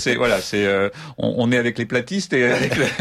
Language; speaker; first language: French; native; French